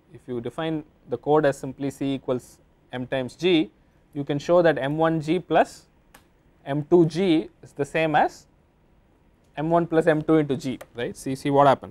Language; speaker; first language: English; non-native, local second language; Tamil